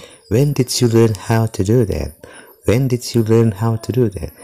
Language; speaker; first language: English; non-native, fluent; Indonesian